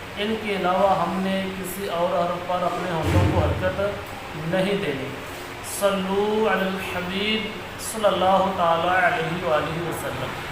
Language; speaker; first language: Urdu; native; Urdu